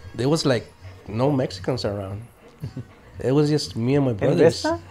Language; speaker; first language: English; native; English